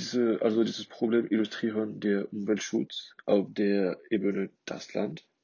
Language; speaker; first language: German; non-native, learner; French